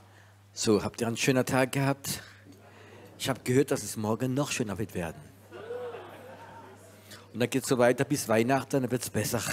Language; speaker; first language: German; non-native, fluent; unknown